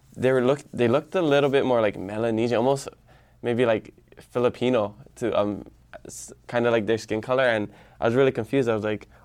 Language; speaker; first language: English; early bilingual, other home language; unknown